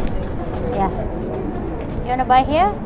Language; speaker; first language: English; non-native, learner; Indonesian